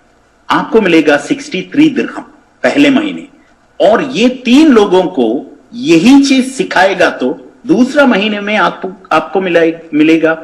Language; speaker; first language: Hindi; non-native, fluent; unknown